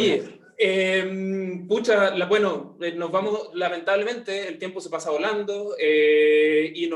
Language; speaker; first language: Spanish; native; Spanish